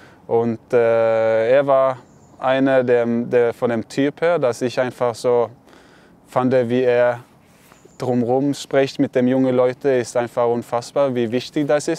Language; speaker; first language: German; non-native, fluent; Norwegian